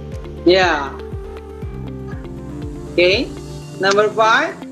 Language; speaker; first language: English; non-native, learner; Indonesian